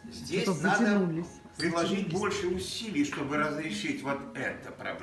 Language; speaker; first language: Russian; native; Russian